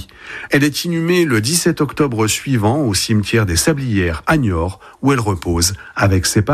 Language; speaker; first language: French; native; French